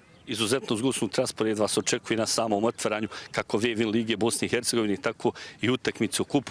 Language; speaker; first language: Bosnian; native; Bosnian